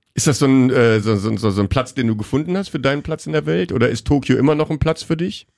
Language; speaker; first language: German; native; German